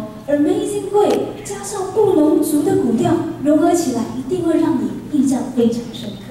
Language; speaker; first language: Chinese; native; Chinese